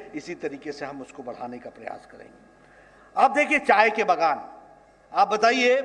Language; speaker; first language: Hindi; native; Hindi